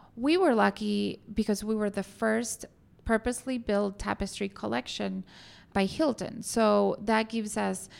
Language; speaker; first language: English; non-native, fluent; Spanish